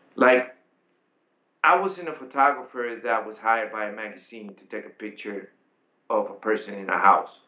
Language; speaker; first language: English; non-native, fluent; Spanish